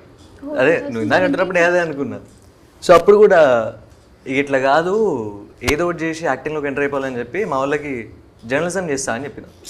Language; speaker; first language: Telugu; native; Telugu